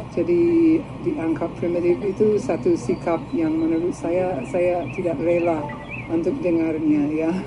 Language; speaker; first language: Indonesian; non-native, fluent; English